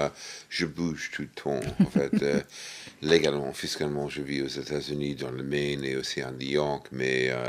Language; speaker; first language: French; non-native, fluent; English